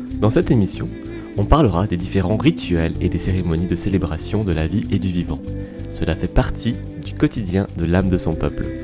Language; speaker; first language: French; native; French